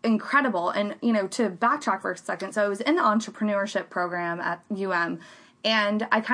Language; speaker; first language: English; native; English